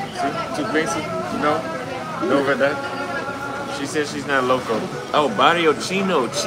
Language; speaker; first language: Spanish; non-native, learner; English